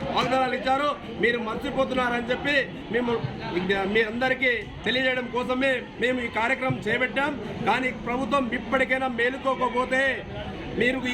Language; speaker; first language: Telugu; non-native, local second language; Lambadi